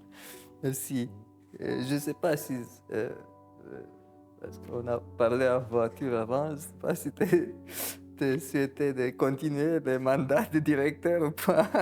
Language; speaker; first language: French; non-native, fluent; Romanian